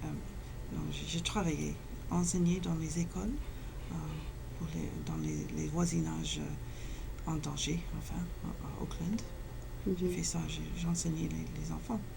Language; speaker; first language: French; non-native, fluent; English